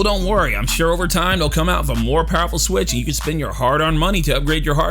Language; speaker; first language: English; native; English